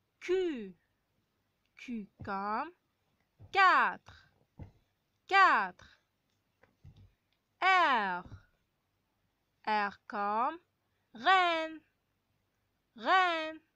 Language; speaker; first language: French; non-native, local second language; Arabic